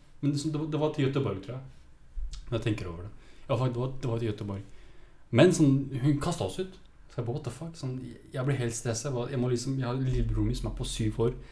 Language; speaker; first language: Norwegian; early bilingual, other home language; Kurdish